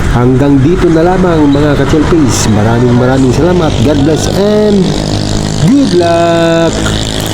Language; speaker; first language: Filipino; native; Filipino